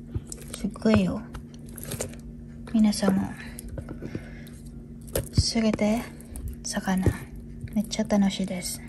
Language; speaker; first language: Japanese; non-native, learner; Filipino